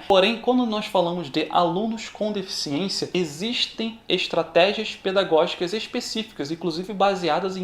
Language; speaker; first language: Portuguese; native; Portuguese